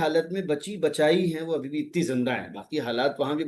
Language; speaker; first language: Hindi; native; Hindi